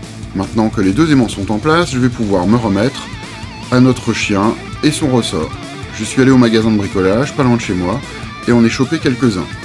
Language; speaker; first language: French; native; French